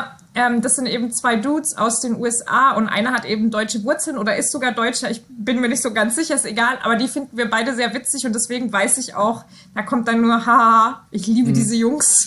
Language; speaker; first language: German; native; German